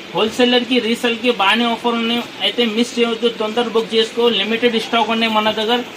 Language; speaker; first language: Telugu; non-native, local second language; Urdu